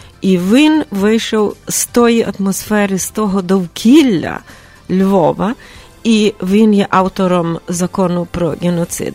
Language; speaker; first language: Ukrainian; early bilingual, heritage; Ukrainian